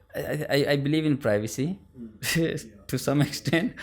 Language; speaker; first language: English; non-native, local second language; Urdu